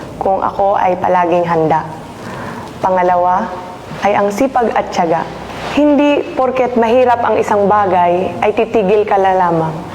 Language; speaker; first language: Filipino; native; Filipino